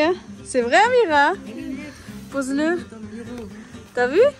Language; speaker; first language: French; native; French